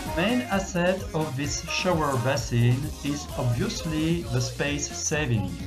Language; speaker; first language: English; non-native, fluent; French